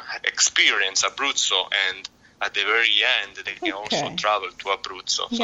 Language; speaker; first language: English; non-native, fluent; Italian